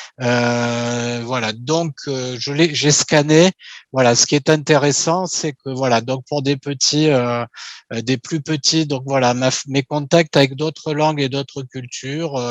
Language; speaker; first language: French; native; French